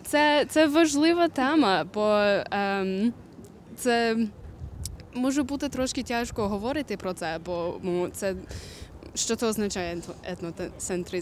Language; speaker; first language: Ukrainian; non-native, learner; English